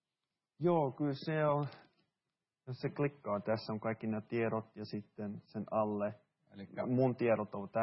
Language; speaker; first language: Finnish; early bilingual, heritage; Finnish